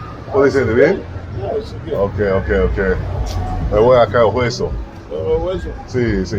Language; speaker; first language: Spanish; non-native, learner; English